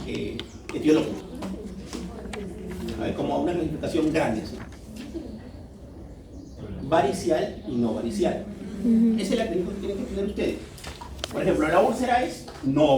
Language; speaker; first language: Spanish; native; Spanish